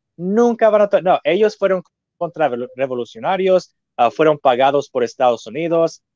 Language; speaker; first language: Spanish; non-native, fluent; English